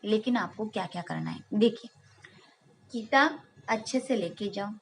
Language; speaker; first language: Hindi; non-native, local second language; Marathi